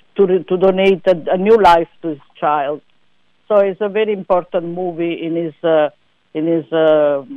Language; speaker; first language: English; non-native, fluent; Italian